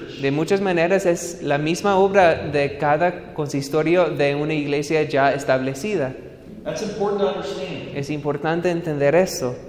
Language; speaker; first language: Spanish; non-native, fluent; English